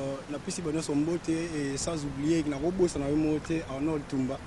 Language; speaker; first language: French; non-native, local second language; Lingala